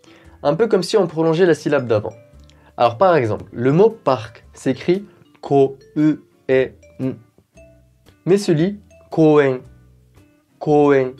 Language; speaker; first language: French; native; French